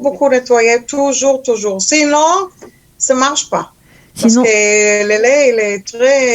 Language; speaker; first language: French; non-native, learner; Hebrew